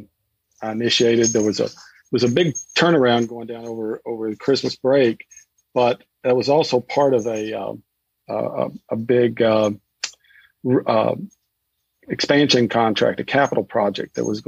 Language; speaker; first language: English; native; English